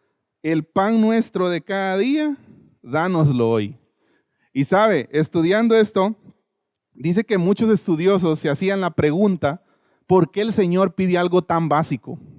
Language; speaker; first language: Spanish; native; Spanish